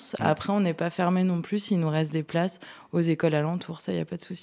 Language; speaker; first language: French; native; French